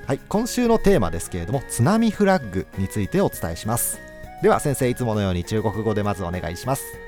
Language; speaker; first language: Japanese; native; Japanese